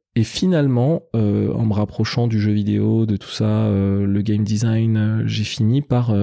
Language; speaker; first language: French; native; French